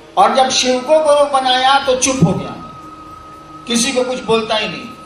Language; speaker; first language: Hindi; native; Hindi